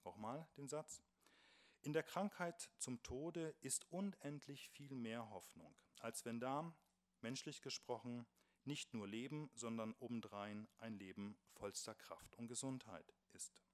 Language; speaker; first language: German; native; German